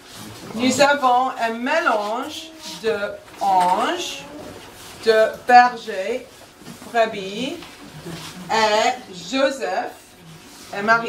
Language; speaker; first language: French; non-native, fluent; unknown